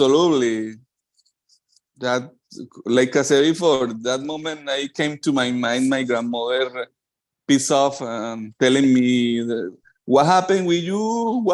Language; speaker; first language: English; non-native, learner; Spanish